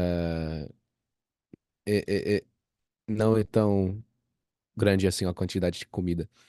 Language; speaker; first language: Portuguese; non-native, fluent; English